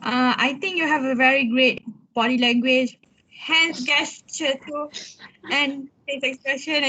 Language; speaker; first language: English; non-native, local second language; Malay